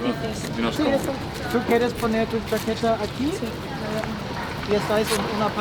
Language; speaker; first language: Spanish; non-native, learner; German